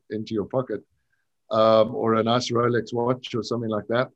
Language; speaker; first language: English; native; English